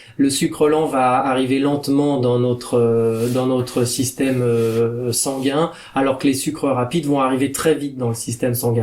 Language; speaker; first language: French; native; French